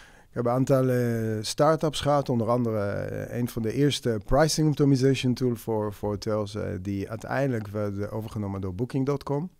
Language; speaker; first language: Dutch; non-native, fluent; Hebrew